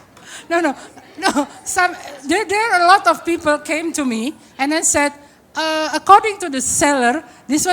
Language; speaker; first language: English; non-native, fluent; Indonesian